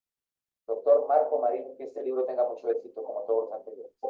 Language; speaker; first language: Spanish; native; Spanish